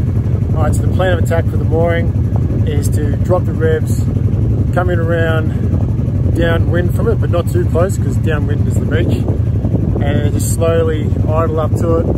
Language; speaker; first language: English; native; English